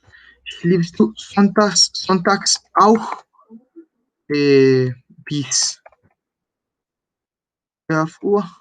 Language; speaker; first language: German; non-native, fluent; Spanish